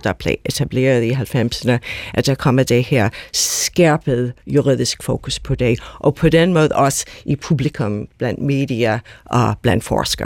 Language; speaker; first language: Danish; non-native, fluent; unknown